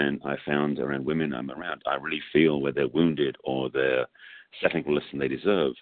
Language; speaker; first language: English; native; English